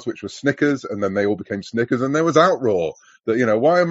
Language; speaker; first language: English; native; English